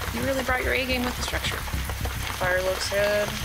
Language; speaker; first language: English; native; English